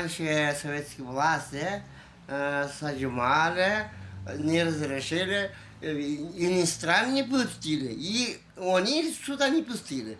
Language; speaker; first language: Russian; non-native, local second language; Kyrgyz